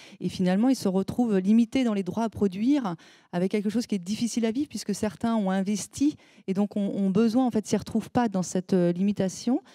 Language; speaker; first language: French; native; French